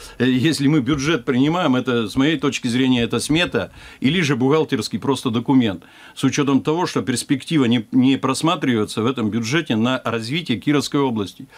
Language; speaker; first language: Russian; native; Russian